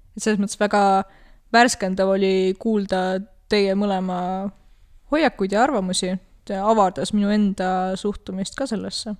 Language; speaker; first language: Estonian; non-native, local second language; Russian